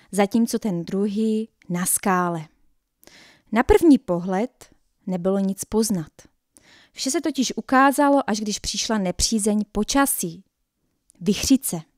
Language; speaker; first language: Czech; native; Czech